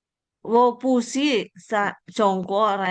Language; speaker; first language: Chinese; non-native, learner; Indonesian